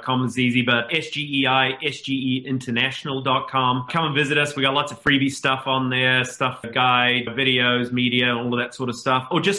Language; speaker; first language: English; native; English